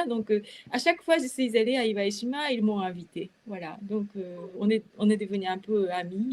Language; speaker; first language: French; non-native, fluent; Japanese